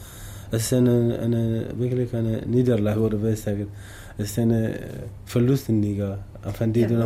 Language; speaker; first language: German; non-native, learner; Tamasheq